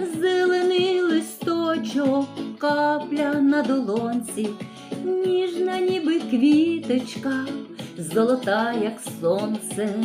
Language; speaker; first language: Ukrainian; native; Ukrainian